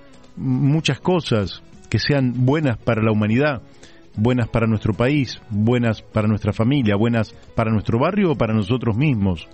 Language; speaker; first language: Spanish; native; Spanish